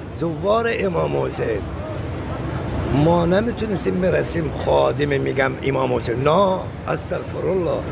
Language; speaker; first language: Persian; non-native, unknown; Arabic